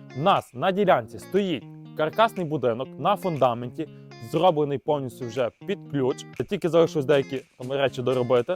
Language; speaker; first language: Ukrainian; native; Ukrainian